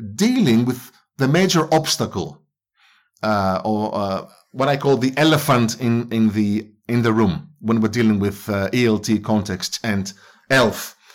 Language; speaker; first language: English; non-native, fluent; Greek